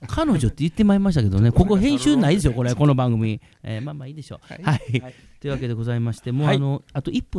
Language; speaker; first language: Japanese; native; Japanese